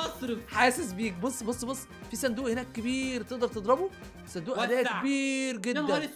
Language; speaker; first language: Arabic; native; Arabic